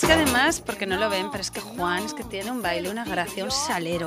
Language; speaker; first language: Spanish; native; Spanish